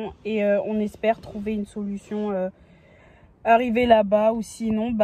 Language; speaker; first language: French; native; French